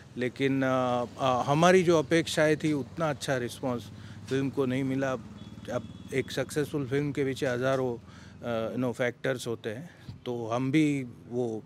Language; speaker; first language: Hindi; non-native, local second language; Gujarati